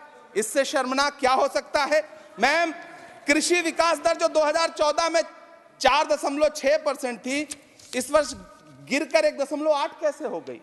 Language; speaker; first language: Hindi; native; Hindi